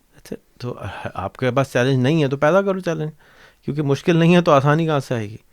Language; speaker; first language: Urdu; native; Urdu